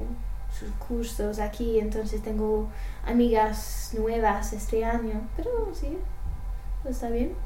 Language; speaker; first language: Spanish; non-native, learner; English